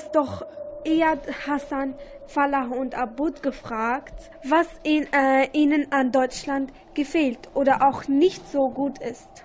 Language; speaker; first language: German; non-native, learner; Arabic